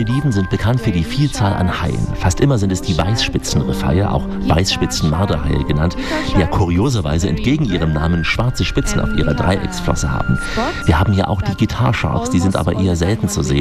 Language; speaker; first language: German; native; German